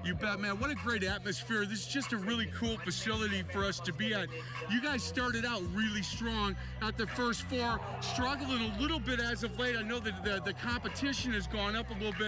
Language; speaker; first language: English; native; English